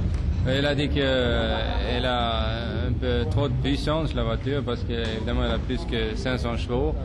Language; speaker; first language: French; non-native, fluent; Swedish